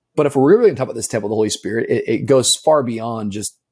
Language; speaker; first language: English; native; English